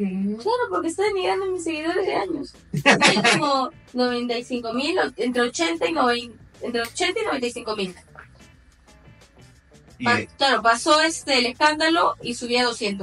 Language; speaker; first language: Spanish; native; Spanish